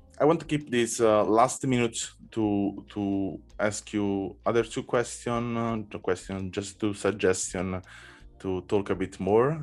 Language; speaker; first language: English; non-native, learner; Italian